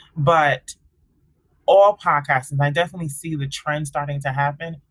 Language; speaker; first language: English; early bilingual, other home language; Akan